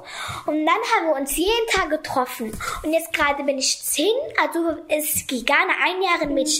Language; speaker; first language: German; early bilingual, other home language; Kurdish